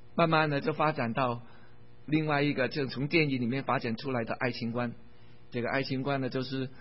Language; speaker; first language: Chinese; non-native, local second language; Cantonese